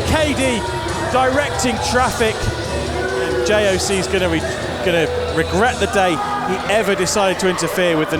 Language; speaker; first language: English; native; English